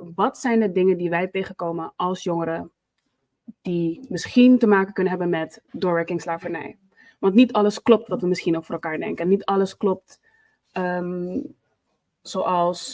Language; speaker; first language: Dutch; native; Dutch